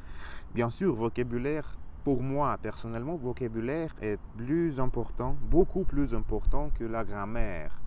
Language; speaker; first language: French; non-native, learner; Russian